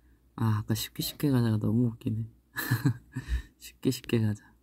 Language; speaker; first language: Korean; native; Korean